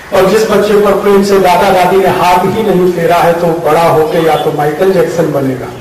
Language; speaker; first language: Hindi; native; Hindi